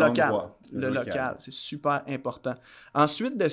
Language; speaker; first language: French; native; French